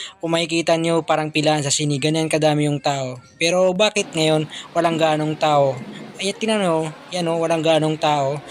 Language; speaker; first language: Filipino; native; Filipino